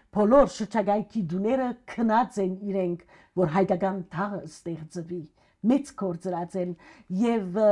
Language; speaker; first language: Armenian; early bilingual, heritage; Armenian